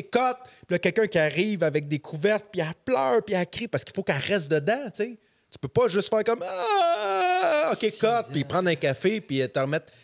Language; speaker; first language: French; native; French